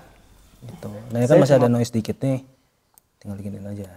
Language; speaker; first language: Indonesian; native; Indonesian